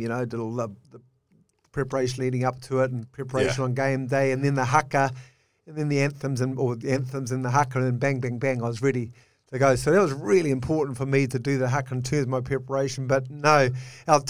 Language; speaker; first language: English; native; English